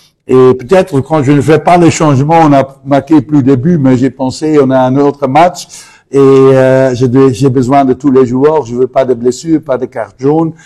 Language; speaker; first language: French; non-native, fluent; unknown